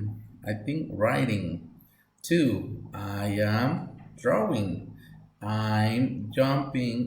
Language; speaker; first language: English; non-native, learner; Spanish